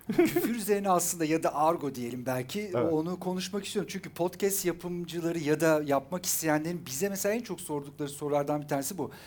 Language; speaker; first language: Turkish; native; Turkish